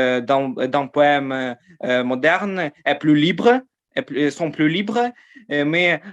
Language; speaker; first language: French; non-native, learner; Ukrainian